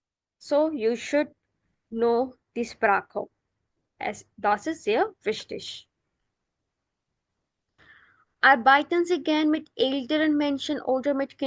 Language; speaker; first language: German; non-native, fluent; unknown